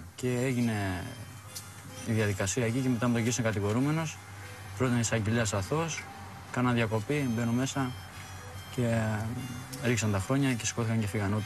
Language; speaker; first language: Greek; early bilingual, other home language; Albanian